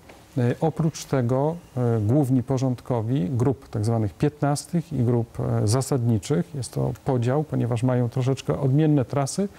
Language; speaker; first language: Polish; native; Polish